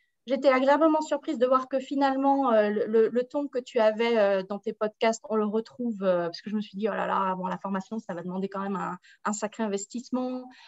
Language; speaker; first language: French; native; French